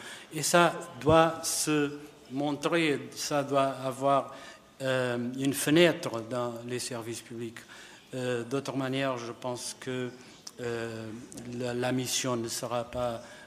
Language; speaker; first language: French; non-native, fluent; Portuguese